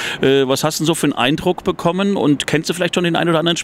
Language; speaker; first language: German; native; German